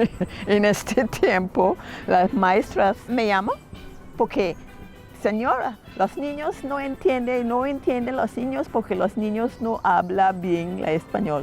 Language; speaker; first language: Spanish; non-native, learner; English